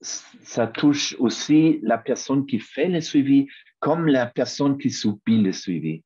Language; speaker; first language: French; non-native, fluent; German